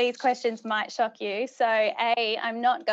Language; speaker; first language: English; native; English